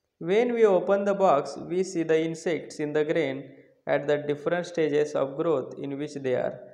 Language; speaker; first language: English; non-native, local second language; Marathi